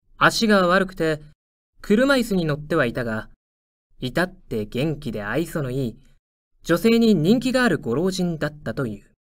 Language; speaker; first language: Japanese; native; Japanese